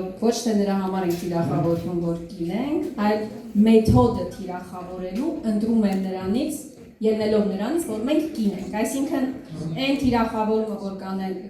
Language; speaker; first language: Armenian; native; Armenian